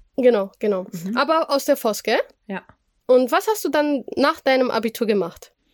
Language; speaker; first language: German; early bilingual, other home language; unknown